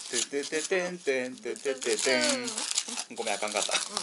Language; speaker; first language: Japanese; native; Japanese